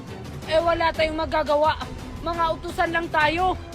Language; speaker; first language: Filipino; native; Filipino